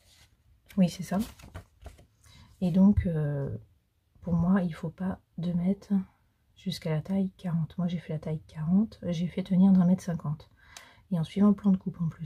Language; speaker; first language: French; native; French